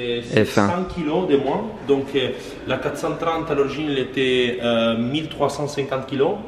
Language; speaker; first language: French; non-native, fluent; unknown